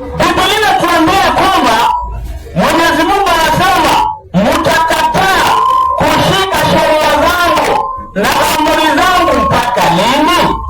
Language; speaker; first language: Swahili; non-native, local second language; Luo (Kenya and Tanzania)